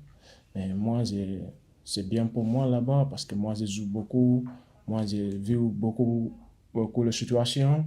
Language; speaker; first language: French; non-native, learner; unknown